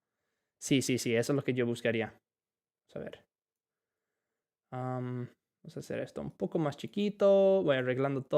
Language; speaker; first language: Spanish; non-native, fluent; English